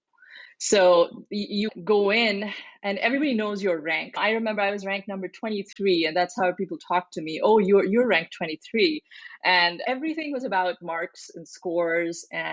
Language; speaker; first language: English; non-native, local second language; Hindi